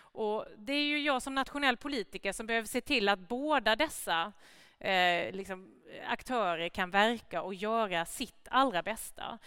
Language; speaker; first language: Swedish; native; Swedish